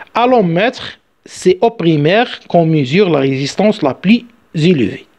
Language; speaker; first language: French; non-native, local second language; Arabic